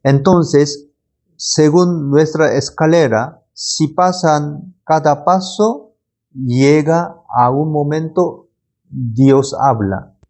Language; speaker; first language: Spanish; non-native, learner; Korean